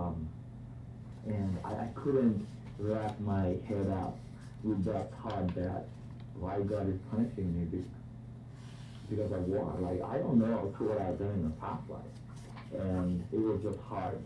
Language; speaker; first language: English; non-native, local second language; Bangla